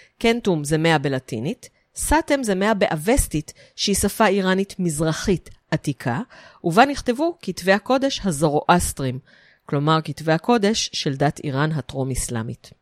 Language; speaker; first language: Hebrew; native; Hebrew